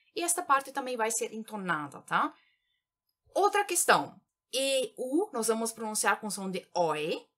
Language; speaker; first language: Portuguese; native; Portuguese